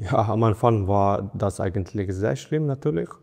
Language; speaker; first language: German; non-native, fluent; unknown